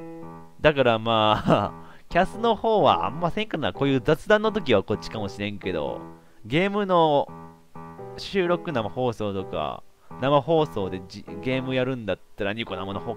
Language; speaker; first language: Japanese; native; Japanese